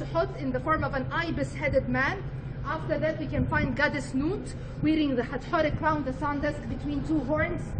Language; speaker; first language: English; non-native, fluent; Arabic